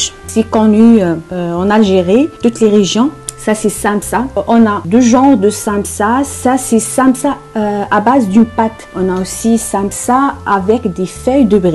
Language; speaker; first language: French; non-native, local second language; Arabic